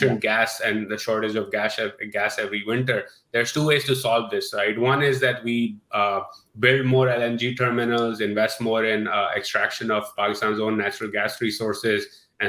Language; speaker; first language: English; non-native, local second language; Urdu